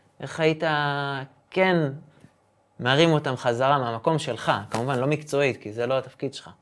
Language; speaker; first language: Hebrew; native; Hebrew